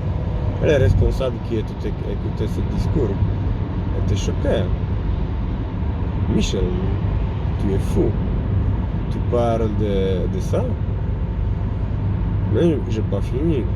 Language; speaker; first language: French; non-native, fluent; Polish